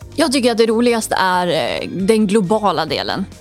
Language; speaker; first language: Swedish; native; Swedish